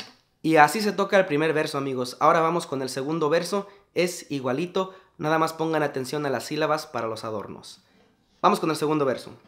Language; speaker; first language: Spanish; native; Spanish